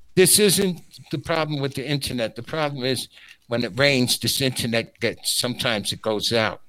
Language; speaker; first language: English; native; English